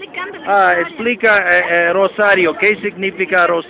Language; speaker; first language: Spanish; non-native, learner; English